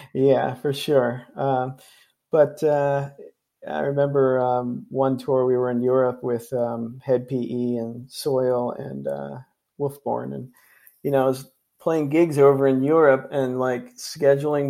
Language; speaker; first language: English; native; English